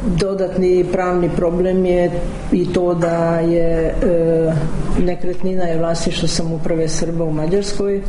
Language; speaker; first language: Serbian; early bilingual, heritage; Serbian